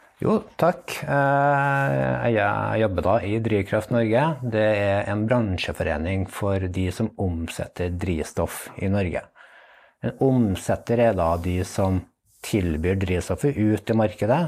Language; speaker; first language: Norwegian; native; Norwegian